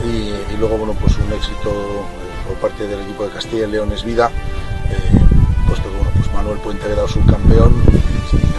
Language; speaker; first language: Spanish; native; Spanish